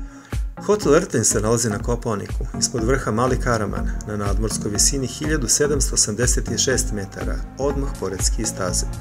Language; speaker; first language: Serbian; native; Serbian